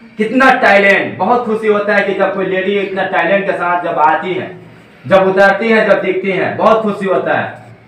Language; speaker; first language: Hindi; native; Hindi